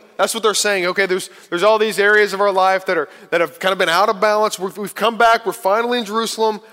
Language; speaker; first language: English; native; English